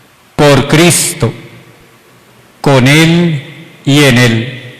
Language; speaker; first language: Spanish; native; Spanish